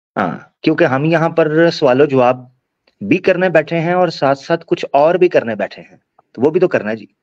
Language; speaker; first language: Urdu; non-native, local second language; Punjabi